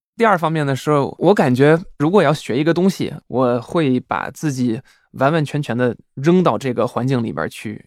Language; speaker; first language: Chinese; non-native, fluent; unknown